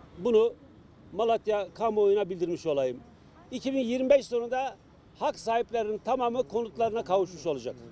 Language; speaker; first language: Turkish; native; Turkish